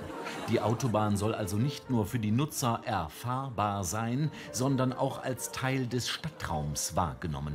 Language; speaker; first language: German; native; German